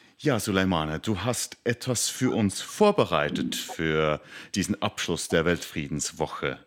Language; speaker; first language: German; native; German